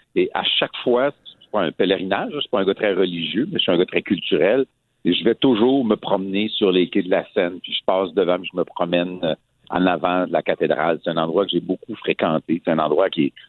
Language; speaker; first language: French; native; French